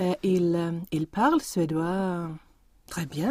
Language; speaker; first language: French; non-native, learner; Swedish